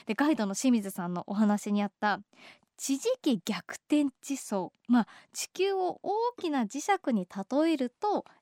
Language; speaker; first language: Japanese; native; Japanese